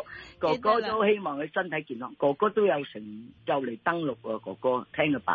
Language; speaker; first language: Cantonese; native; Cantonese